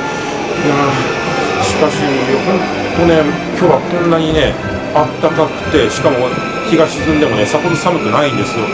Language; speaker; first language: Japanese; native; Japanese